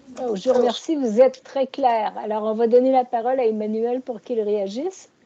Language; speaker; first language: French; native; French